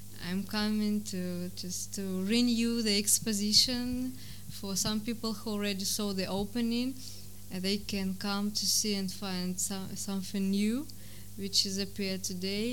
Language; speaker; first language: English; non-native, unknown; Russian